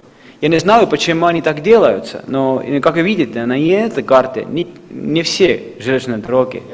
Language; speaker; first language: Russian; non-native, fluent; Estonian